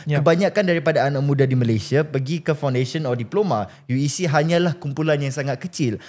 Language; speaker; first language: Malay; non-native, local second language; Chinese